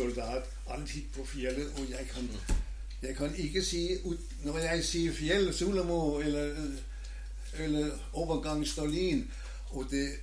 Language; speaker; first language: Norwegian; non-native, learner; German